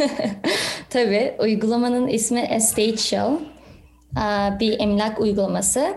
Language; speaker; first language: Turkish; early bilingual, heritage; Turkish